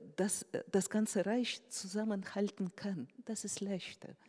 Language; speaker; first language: German; non-native, fluent; Russian